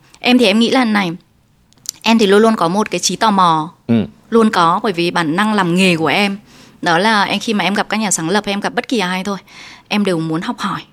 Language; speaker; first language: Vietnamese; native; Vietnamese